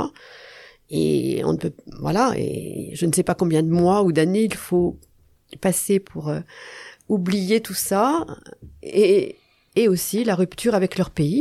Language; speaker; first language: French; native; French